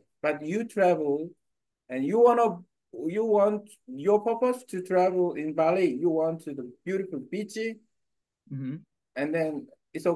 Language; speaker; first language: English; non-native, learner; Korean